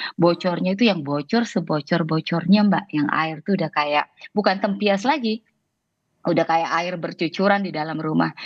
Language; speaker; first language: Indonesian; native; Indonesian